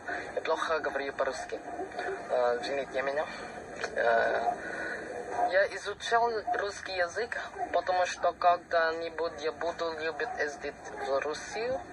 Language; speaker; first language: Russian; non-native, learner; Filipino